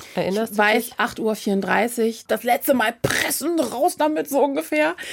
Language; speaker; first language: German; native; German